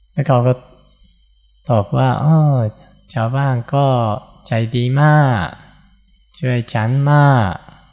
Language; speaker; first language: Thai; non-native, fluent; Japanese